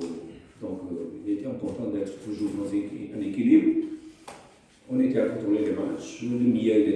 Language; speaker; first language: French; non-native, fluent; Portuguese